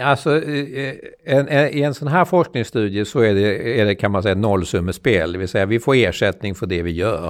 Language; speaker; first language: Swedish; native; Swedish